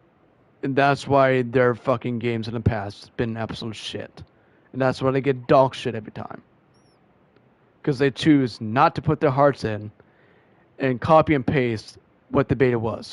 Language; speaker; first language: English; native; English